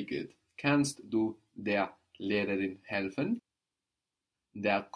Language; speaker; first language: German; non-native, fluent; English